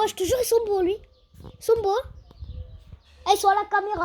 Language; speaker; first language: French; native; French